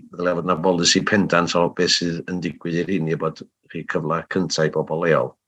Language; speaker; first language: Welsh; native; Welsh